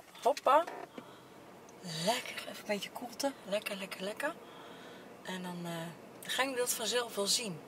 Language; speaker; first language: Dutch; native; Dutch